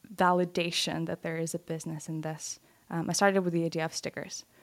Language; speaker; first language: English; non-native, fluent; Lithuanian